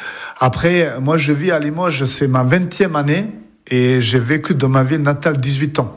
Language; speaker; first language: French; non-native, fluent; Serbian